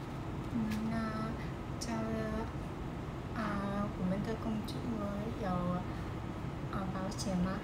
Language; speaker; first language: Chinese; non-native, learner; Vietnamese